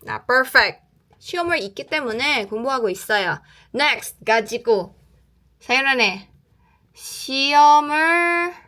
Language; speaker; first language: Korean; non-native, learner; Cebuano